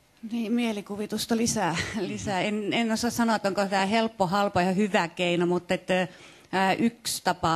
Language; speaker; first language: Finnish; native; Finnish